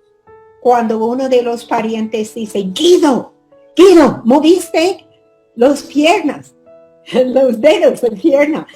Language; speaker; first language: Spanish; non-native, fluent; English